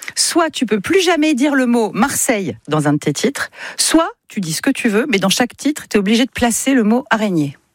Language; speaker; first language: French; native; French